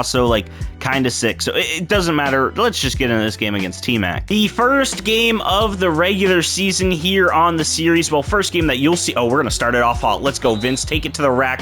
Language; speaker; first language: English; native; English